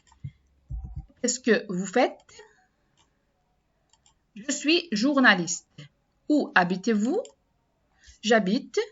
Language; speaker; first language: French; non-native, learner; Arabic